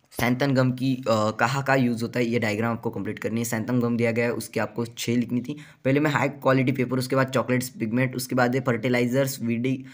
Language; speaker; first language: Hindi; non-native, local second language; Marathi